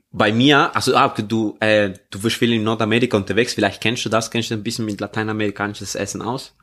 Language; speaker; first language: German; native; German